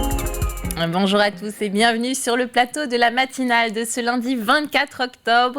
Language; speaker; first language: French; native; French